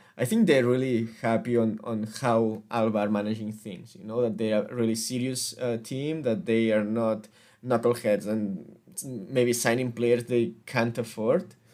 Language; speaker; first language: English; non-native, fluent; Spanish